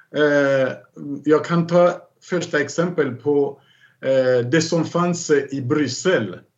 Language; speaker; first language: Swedish; non-native, fluent; Kongo